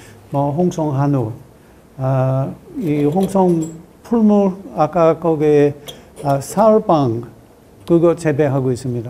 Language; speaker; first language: Korean; non-native, learner; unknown